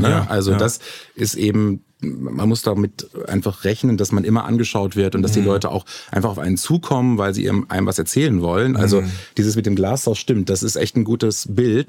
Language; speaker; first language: German; native; German